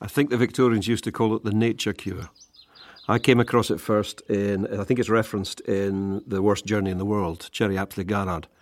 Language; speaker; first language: English; native; English